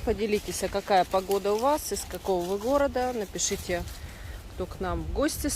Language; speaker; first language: Russian; native; Russian